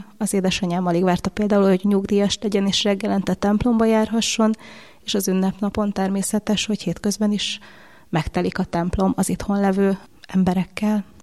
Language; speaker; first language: Hungarian; native; Hungarian